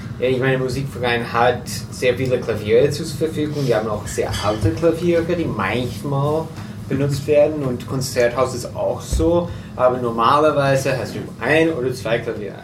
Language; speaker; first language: German; native; German